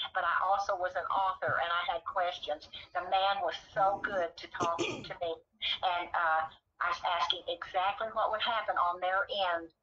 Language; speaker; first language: English; native; English